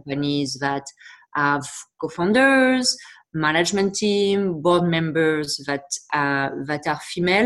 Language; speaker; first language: English; non-native, fluent; French